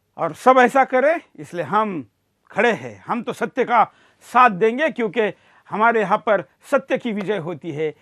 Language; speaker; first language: Hindi; non-native, local second language; Marathi